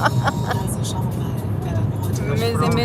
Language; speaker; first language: German; native; German